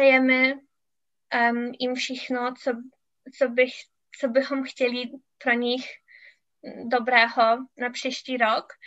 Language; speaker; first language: Czech; non-native, learner; English